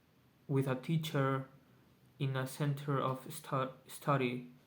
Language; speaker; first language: English; non-native, learner; Spanish